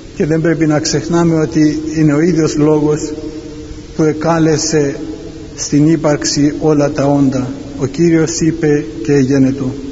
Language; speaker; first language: Greek; non-native, fluent; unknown